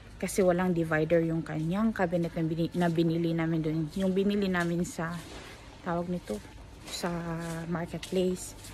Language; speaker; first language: Filipino; non-native, local second language; Cebuano